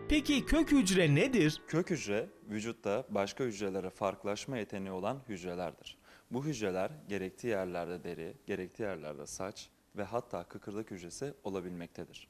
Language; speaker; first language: Turkish; native; Turkish